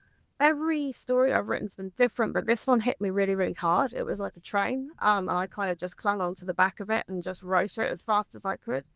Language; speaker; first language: English; native; English